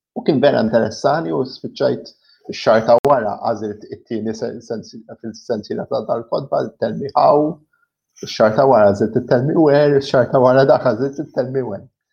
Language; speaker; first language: Maltese; early bilingual, heritage; Maltese